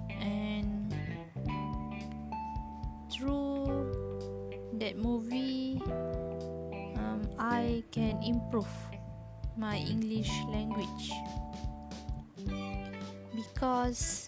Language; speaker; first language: English; non-native, learner; Malay